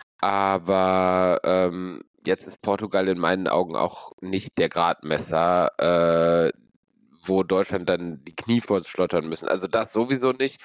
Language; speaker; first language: German; native; German